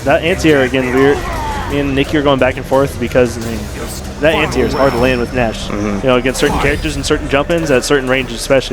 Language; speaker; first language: English; native; English